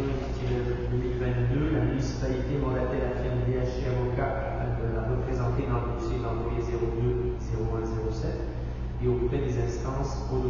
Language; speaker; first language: French; native; French